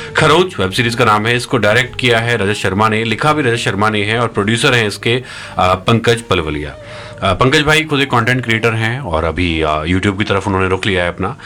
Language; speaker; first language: Hindi; native; Hindi